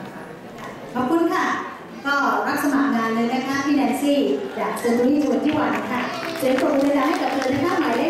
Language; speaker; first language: Thai; native; Thai